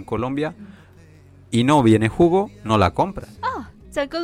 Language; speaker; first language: Spanish; non-native, fluent; Chinese